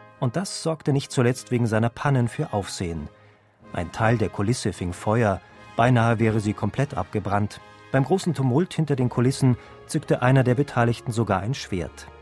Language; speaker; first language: German; native; German